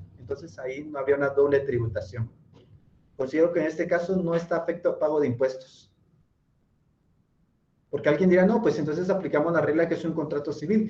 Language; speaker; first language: Spanish; native; Spanish